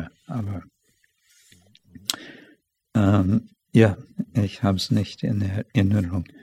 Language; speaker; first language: German; non-native, fluent; English